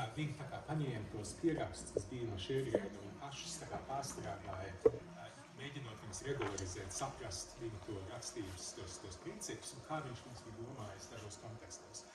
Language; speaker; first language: Latvian; early bilingual, heritage; English